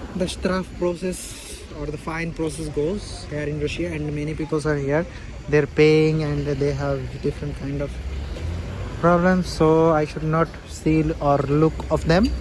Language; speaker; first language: English; non-native, local second language; Bangla